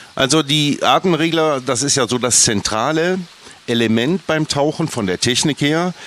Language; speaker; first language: German; native; German